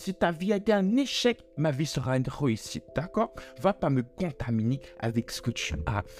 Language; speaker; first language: French; native; French